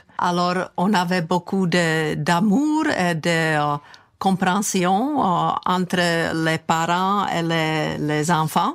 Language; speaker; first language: French; non-native, fluent; Czech